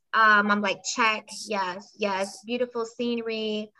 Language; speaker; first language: English; non-native, fluent; Spanish